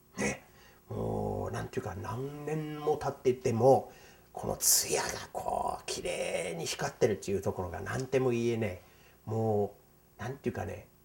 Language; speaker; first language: Japanese; non-native, fluent; English